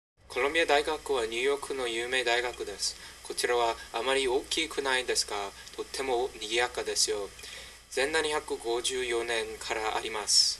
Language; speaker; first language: Japanese; non-native, learner; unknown